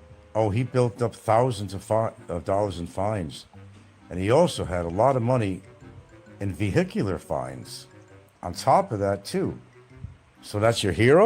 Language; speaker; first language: English; native; English